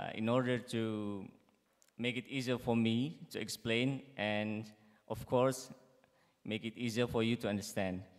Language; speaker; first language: English; non-native, fluent; Indonesian